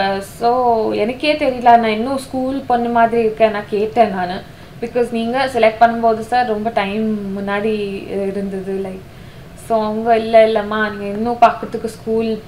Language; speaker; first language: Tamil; non-native, fluent; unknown